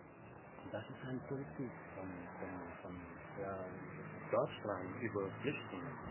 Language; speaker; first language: German; non-native, learner; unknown